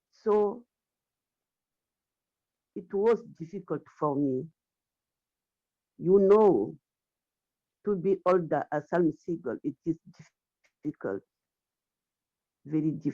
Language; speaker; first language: English; non-native, learner; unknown